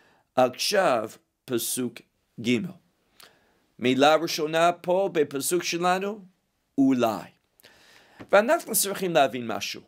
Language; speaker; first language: Hebrew; non-native, fluent; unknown